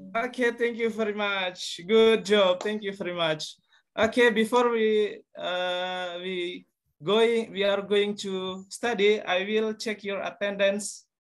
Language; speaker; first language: English; non-native, learner; Indonesian